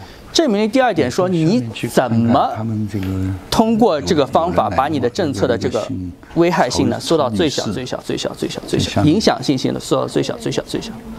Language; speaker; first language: Chinese; native; Chinese